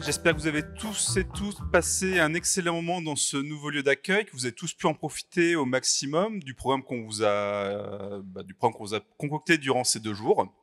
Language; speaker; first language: French; native; French